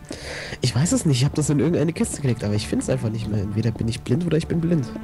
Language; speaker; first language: German; native; German